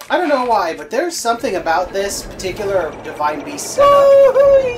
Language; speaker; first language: English; native; English